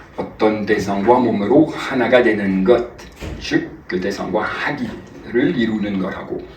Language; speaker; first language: Korean; non-native, fluent; French